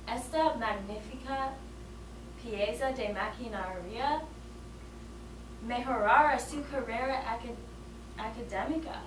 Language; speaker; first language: Spanish; non-native, learner; English